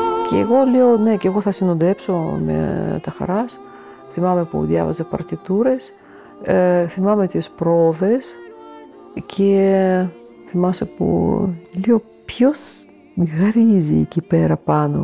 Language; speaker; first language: Greek; non-native, fluent; Russian